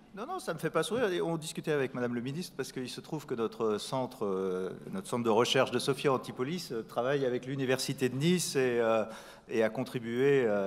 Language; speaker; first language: French; native; French